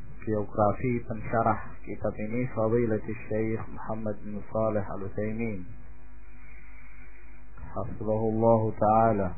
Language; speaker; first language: Arabic; non-native, fluent; Indonesian